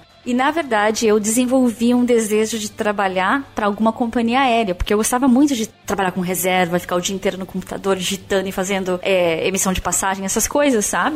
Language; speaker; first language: Portuguese; native; Portuguese